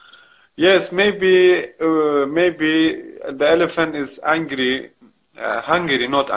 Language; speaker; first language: English; non-native, learner; Kurdish